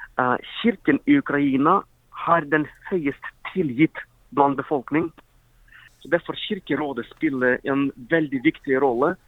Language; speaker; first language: Norwegian; non-native, fluent; Ukrainian